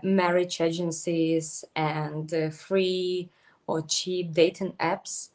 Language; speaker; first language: English; non-native, fluent; Ukrainian